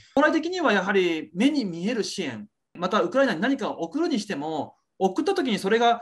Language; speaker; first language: Japanese; native; Japanese